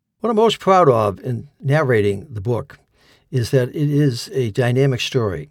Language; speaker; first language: English; native; English